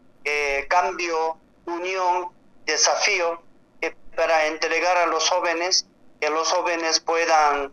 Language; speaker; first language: Spanish; non-native, learner; Korean